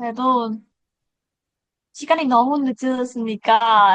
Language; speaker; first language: Korean; non-native, learner; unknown